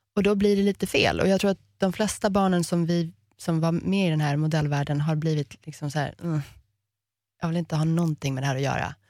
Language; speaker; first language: Swedish; early bilingual, heritage; Swedish